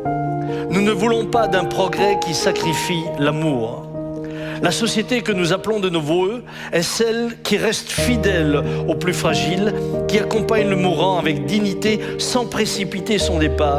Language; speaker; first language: French; native; French